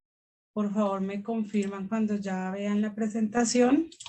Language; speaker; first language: Spanish; native; Spanish